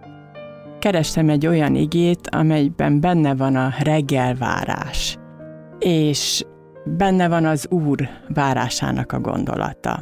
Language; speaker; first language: Hungarian; native; Hungarian